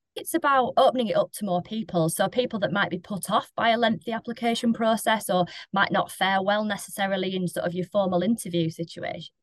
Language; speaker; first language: English; native; English